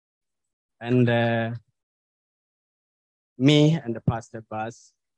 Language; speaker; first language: English; non-native, fluent; Oromo